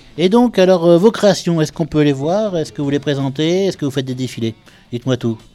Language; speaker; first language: French; non-native, fluent; German